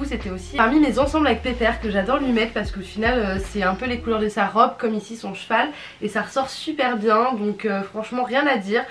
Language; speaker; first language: French; native; French